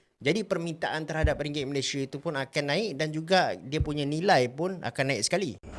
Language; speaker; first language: Malay; native; Malay